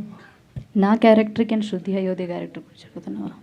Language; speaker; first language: Telugu; non-native, learner; Malayalam